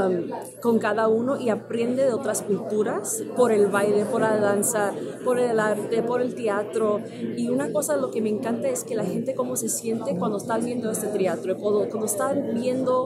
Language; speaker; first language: Spanish; early bilingual, heritage; Spanish